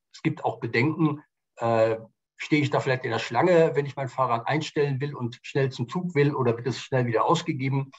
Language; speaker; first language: German; native; German